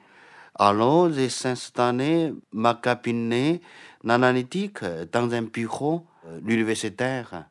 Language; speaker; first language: French; non-native, fluent; Chinese